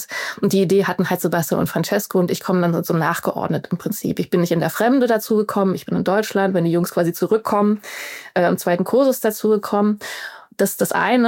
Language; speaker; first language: German; native; German